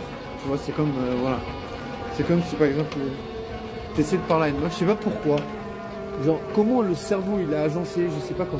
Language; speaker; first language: French; native; French